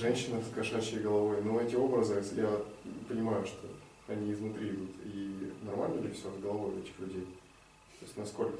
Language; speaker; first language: Russian; native; Russian